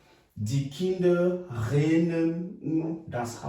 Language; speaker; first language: German; non-native, fluent; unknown